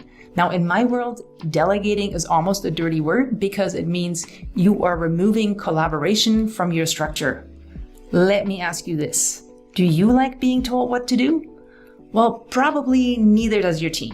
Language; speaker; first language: English; native; English